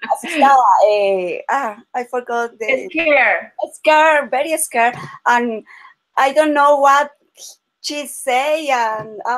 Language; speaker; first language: English; non-native, learner; Spanish